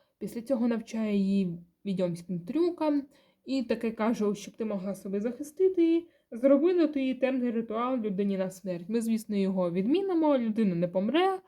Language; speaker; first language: Ukrainian; non-native, local second language; Russian